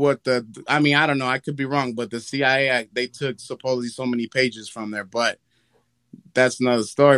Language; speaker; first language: English; early bilingual, other home language; Spanish